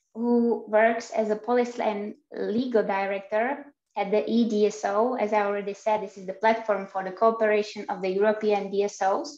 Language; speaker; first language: English; non-native, fluent; Czech